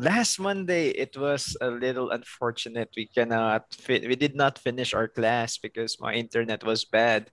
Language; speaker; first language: English; non-native, fluent; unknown